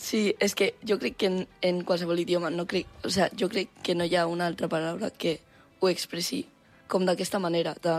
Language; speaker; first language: Catalan; non-native, local second language; Spanish